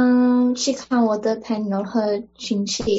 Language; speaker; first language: Chinese; early bilingual, heritage; English